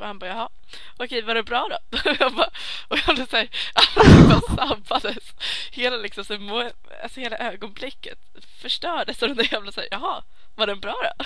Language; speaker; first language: Swedish; native; Swedish